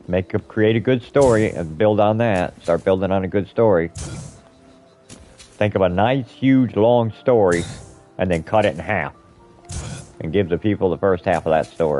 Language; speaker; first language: English; native; English